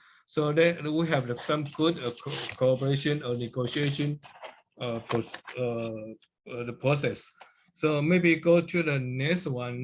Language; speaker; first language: English; non-native, learner; Chinese